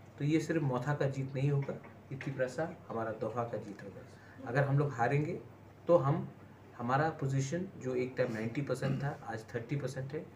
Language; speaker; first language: Hindi; non-native, local second language; Kok Borok